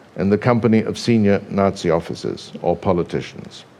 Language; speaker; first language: English; native; English